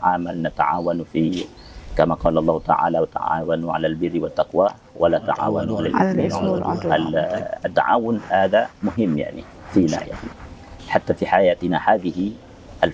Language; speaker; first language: Arabic; non-native, fluent; Indonesian